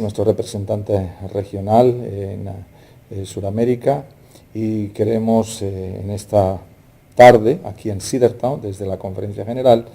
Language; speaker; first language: Spanish; native; Spanish